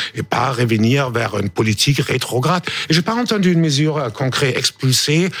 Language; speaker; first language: French; non-native, fluent; German